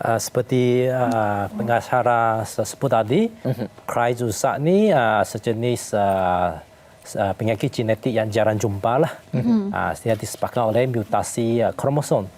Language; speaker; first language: Malay; non-native, local second language; Chinese